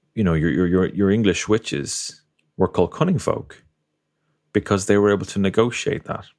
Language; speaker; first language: English; native; English